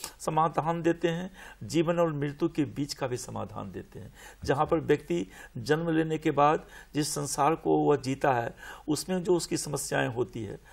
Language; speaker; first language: Hindi; native; Hindi